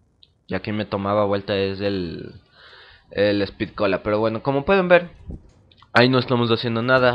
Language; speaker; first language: Spanish; native; Spanish